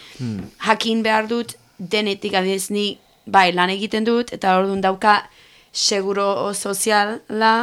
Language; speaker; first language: Basque; non-native, learner; Spanish